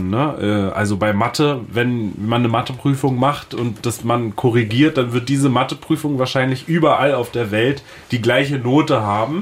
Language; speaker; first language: German; native; German